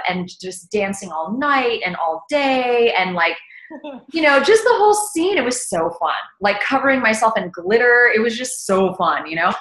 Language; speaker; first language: English; native; English